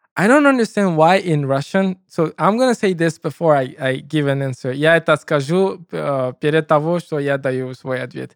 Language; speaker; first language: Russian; non-native, learner; English